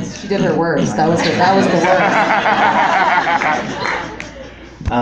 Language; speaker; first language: English; native; English